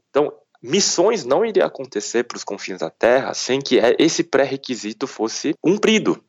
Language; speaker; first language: Portuguese; early bilingual, other home language; Korean